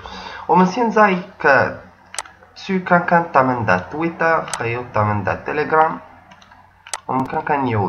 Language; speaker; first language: Chinese; non-native, learner; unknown